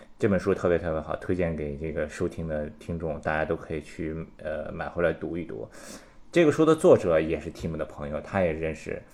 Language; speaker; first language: Chinese; native; Chinese